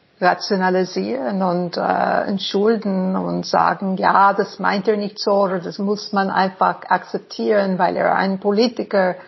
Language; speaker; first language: German; non-native, fluent; English